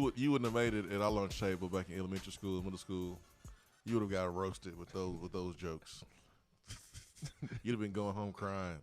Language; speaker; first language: English; native; English